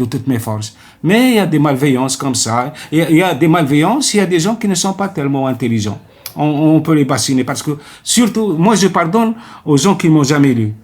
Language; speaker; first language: French; non-native, local second language; Arabic